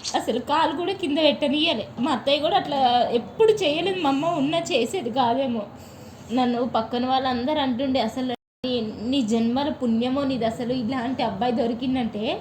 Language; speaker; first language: Telugu; native; Telugu